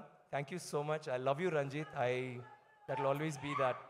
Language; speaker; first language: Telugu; non-native, learner; Tamil